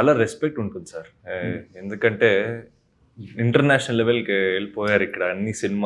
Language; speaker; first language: Telugu; non-native, local second language; Kannada